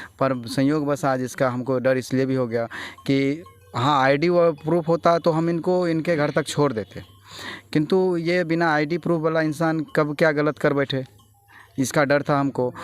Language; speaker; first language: Hindi; native; Hindi